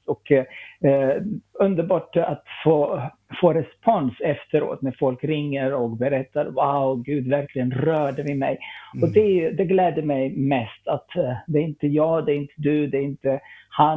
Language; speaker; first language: Swedish; non-native, fluent; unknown